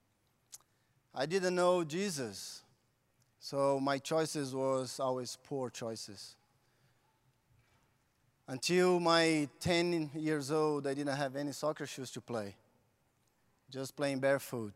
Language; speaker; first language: English; non-native, fluent; Portuguese